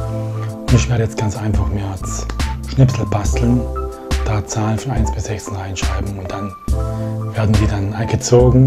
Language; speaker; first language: German; native; German